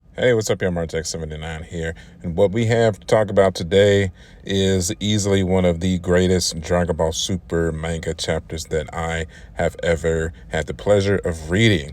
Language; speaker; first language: English; native; English